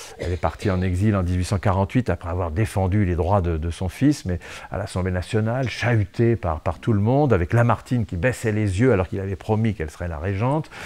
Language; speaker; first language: French; native; French